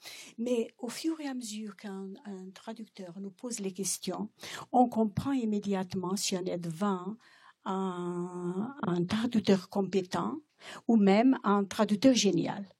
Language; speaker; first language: French; non-native, fluent; Portuguese